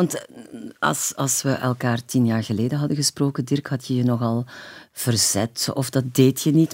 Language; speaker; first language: Dutch; native; Dutch